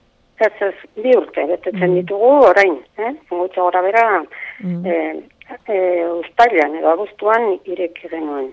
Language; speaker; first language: Basque; non-native, local second language; Spanish